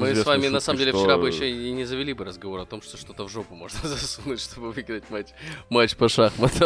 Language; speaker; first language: Russian; native; Russian